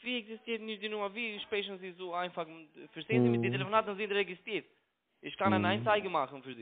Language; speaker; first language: German; non-native, learner; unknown